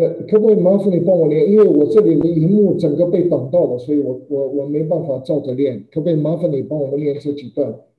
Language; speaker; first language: Chinese; native; Chinese